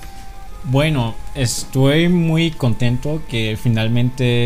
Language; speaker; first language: Spanish; non-native, fluent; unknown